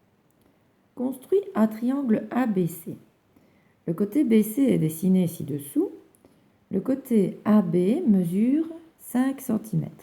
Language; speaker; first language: French; native; French